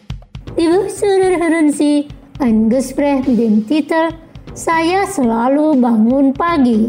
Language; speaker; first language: German; non-native, fluent; Indonesian